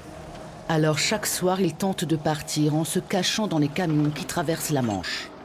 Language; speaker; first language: French; native; French